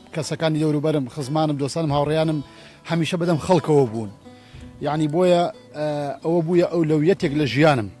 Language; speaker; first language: Central Kurdish; non-native, local second language; Gurani